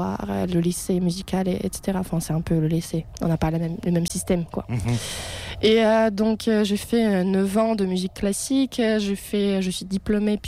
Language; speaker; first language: French; non-native, fluent; Russian